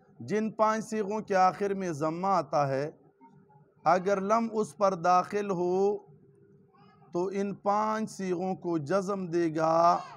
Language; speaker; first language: Urdu; non-native, local second language; Pashto